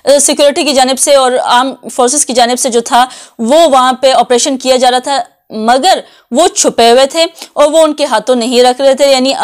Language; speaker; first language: Urdu; native; Urdu